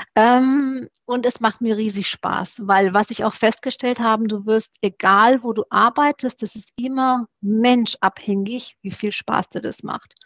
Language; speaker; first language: German; early bilingual, other home language; Romanian